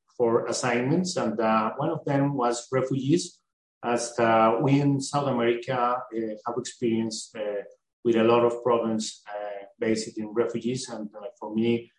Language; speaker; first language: English; non-native, learner; Spanish